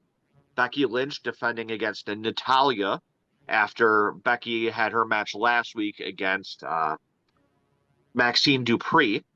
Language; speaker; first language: English; native; English